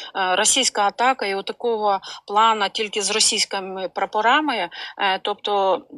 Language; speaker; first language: Ukrainian; non-native, local second language; Russian